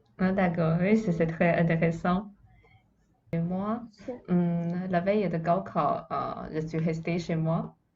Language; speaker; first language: French; non-native, fluent; Chinese